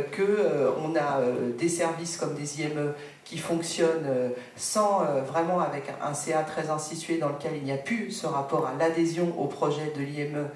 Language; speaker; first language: French; native; French